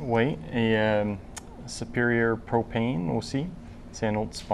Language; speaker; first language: French; non-native, local second language; English